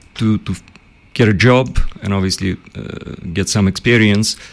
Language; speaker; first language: English; early bilingual, other home language; Bulgarian